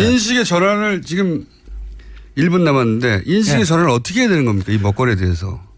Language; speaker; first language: Korean; native; Korean